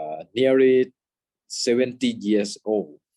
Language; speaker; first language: English; non-native, fluent; Thai